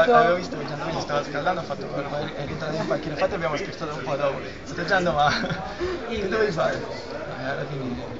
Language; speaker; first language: Italian; native; Italian